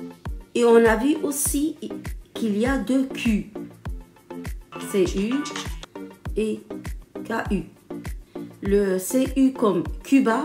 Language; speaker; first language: French; non-native, local second language; Arabic